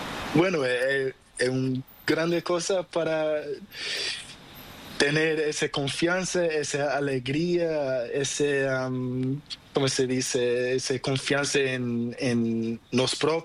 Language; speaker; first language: Spanish; non-native, learner; Portuguese